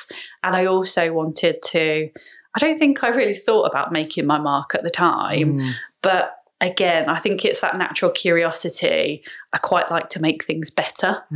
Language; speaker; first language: English; native; English